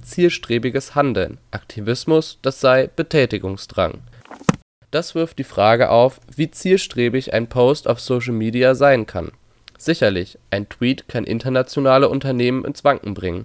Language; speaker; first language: German; native; German